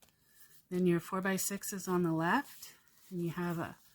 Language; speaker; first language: English; native; English